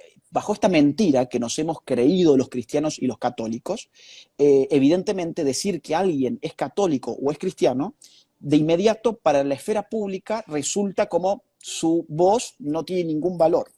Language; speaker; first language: Spanish; native; Spanish